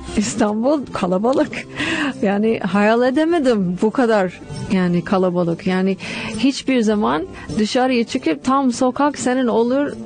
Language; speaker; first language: Turkish; non-native, fluent; English